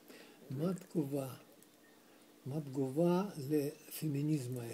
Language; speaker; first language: Hebrew; non-native, learner; Russian